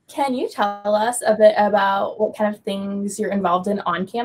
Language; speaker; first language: English; native; English